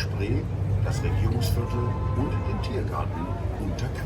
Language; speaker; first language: German; native; German